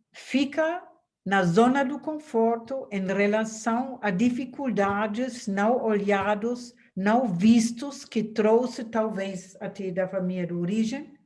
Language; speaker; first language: Portuguese; non-native, fluent; German